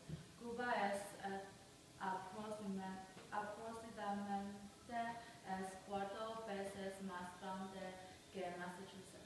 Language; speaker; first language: Spanish; non-native, learner; English